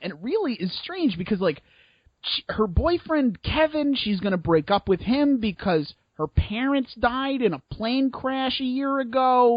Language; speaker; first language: English; native; English